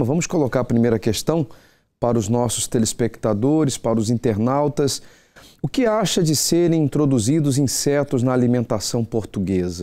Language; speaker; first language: Portuguese; native; Portuguese